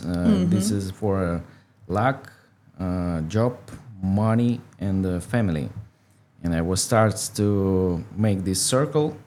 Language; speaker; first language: English; non-native, learner; Russian